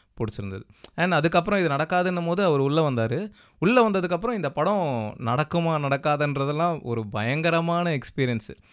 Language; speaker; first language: Tamil; native; Tamil